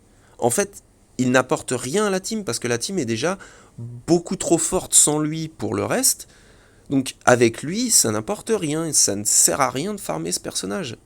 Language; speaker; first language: French; native; French